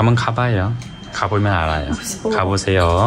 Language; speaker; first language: Korean; native; Korean